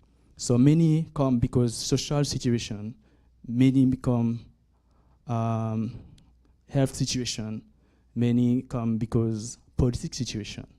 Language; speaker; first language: English; non-native, learner; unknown